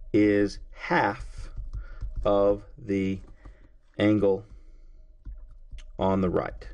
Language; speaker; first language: English; native; English